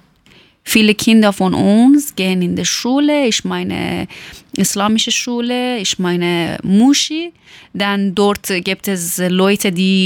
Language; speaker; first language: German; non-native, learner; Persian